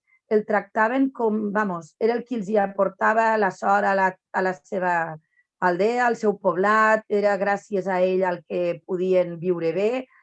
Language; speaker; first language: Catalan; native; Catalan